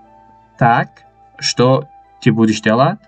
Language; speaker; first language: Russian; non-native, local second language; Tajik